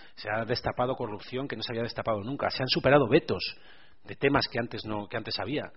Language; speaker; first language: Spanish; native; Spanish